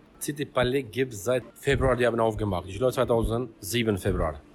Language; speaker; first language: German; non-native, learner; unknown